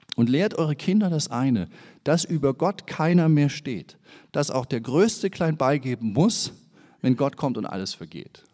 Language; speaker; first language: German; native; German